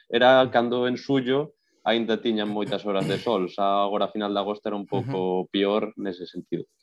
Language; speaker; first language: Galician; non-native, local second language; Spanish